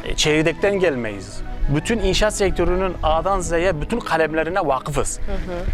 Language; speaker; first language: Turkish; native; Turkish